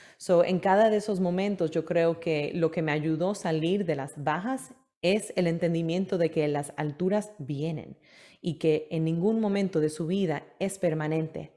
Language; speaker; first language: Spanish; early bilingual, heritage; Spanish